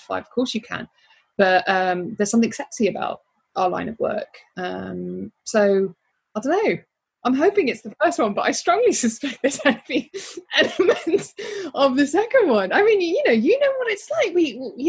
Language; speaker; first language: English; native; English